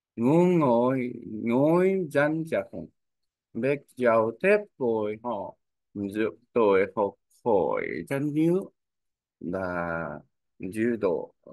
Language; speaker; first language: Vietnamese; non-native, learner; Korean